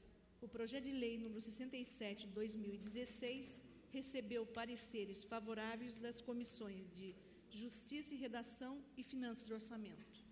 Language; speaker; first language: Portuguese; native; Portuguese